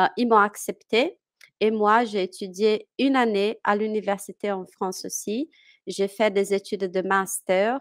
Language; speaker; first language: French; non-native, fluent; Portuguese